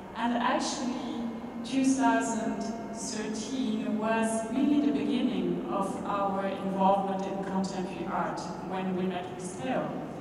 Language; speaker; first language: English; non-native, fluent; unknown